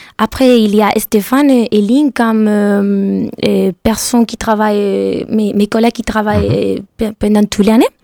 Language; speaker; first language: French; non-native, learner; Spanish